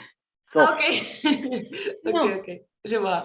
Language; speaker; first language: French; non-native, learner; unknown